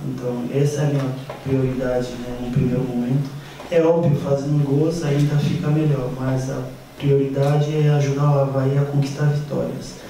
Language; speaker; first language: Portuguese; non-native, fluent; French